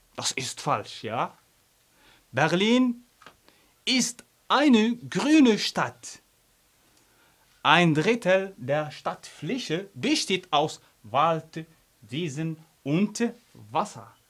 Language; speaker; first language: German; non-native, fluent; Arabic